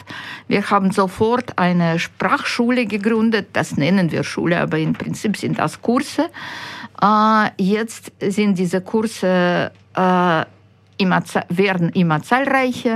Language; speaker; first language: German; non-native, fluent; Ukrainian